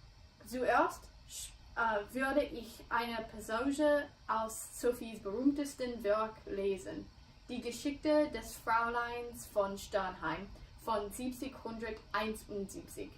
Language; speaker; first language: German; non-native, learner; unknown